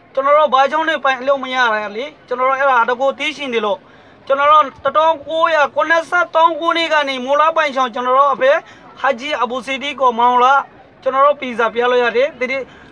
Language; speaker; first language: Burmese; non-native, local second language; Rohingya